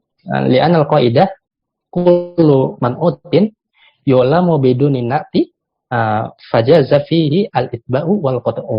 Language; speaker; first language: Arabic; non-native, fluent; Indonesian